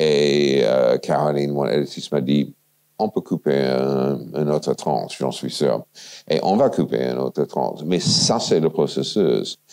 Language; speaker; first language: French; non-native, fluent; English